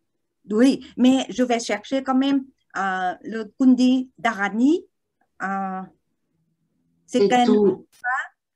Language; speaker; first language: French; non-native, learner; Vietnamese